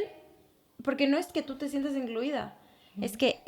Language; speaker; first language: Spanish; native; Spanish